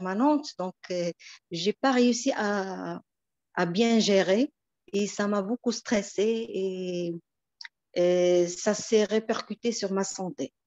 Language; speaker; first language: French; non-native, local second language; Arabic